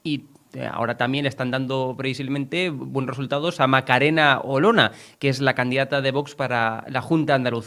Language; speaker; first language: Spanish; native; Spanish